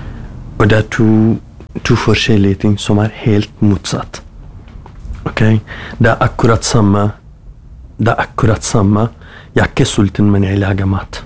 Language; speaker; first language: Norwegian; non-native, learner; Kurdish